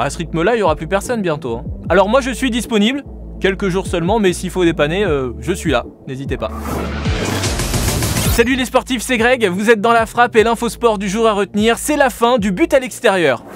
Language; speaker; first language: French; native; French